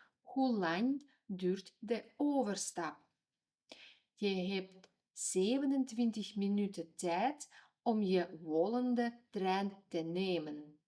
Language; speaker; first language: Dutch; non-native, fluent; Ukrainian